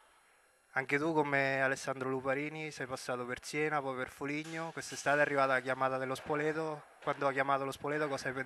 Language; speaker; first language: Italian; native; Italian